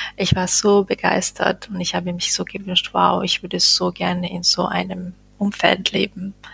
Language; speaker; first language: German; non-native, fluent; Bosnian